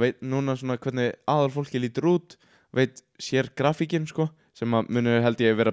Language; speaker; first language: Icelandic; native; Icelandic